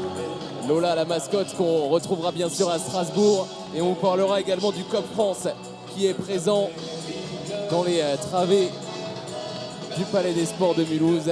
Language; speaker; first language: French; native; French